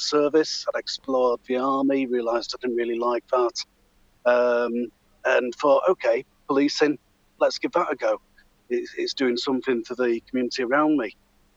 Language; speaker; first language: English; native; English